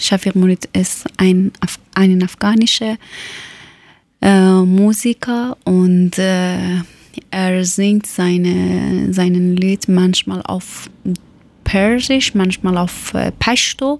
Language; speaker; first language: German; non-native, learner; Persian